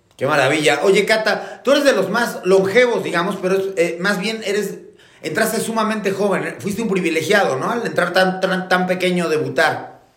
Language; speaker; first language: Spanish; native; Spanish